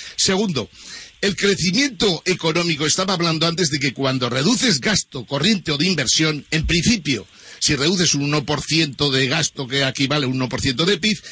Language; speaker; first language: Spanish; native; Spanish